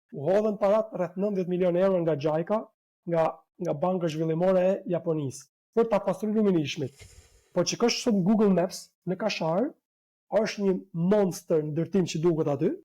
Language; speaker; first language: Albanian; native; Albanian